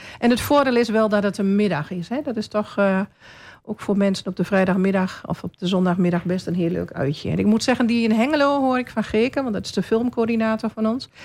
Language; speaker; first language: Dutch; native; Dutch